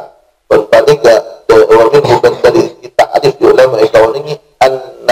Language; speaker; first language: Arabic; non-native, local second language; Malay